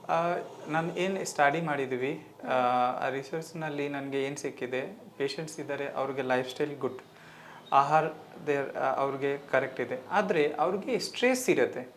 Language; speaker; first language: Kannada; non-native, local second language; Hindi